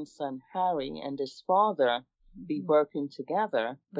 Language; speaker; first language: English; native; English